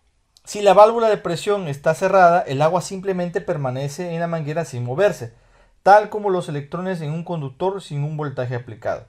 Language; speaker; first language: Spanish; native; Spanish